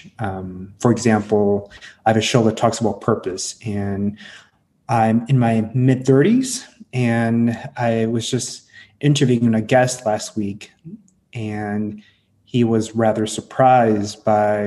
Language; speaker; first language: English; early bilingual, other home language; Hmong